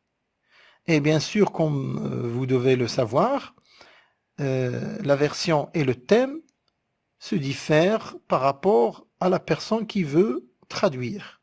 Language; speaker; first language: French; non-native, local second language; Arabic